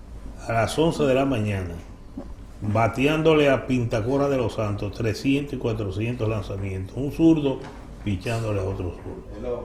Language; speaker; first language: Spanish; native; Spanish